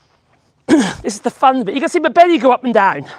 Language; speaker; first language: English; native; English